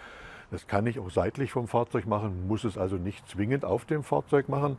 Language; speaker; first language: German; native; German